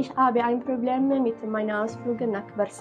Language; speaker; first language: German; non-native, learner; Italian